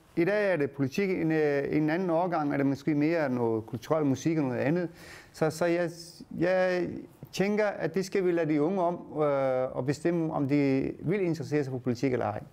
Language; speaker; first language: Danish; early bilingual, other home language; Turkish